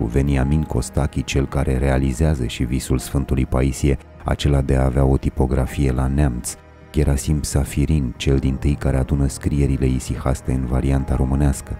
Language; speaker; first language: Romanian; native; Romanian